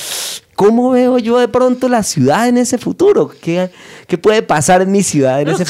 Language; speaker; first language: Spanish; native; Spanish